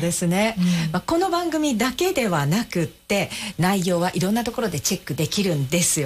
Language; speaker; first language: Japanese; native; Japanese